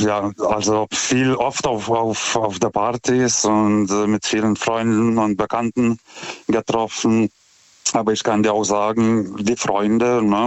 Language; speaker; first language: German; non-native, fluent; Lithuanian